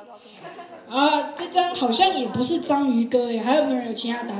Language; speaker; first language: Chinese; native; Chinese